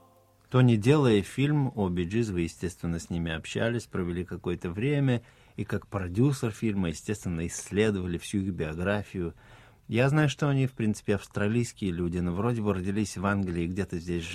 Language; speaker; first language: Russian; native; Russian